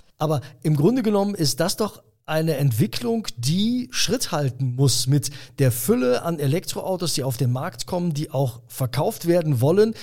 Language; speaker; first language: German; native; German